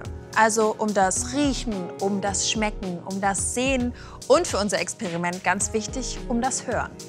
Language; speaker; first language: German; native; German